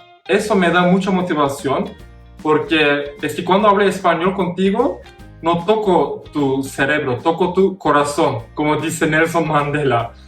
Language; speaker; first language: Spanish; non-native, fluent; Turkish